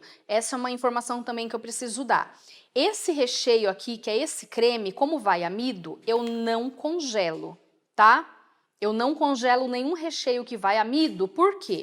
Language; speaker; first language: Portuguese; native; Portuguese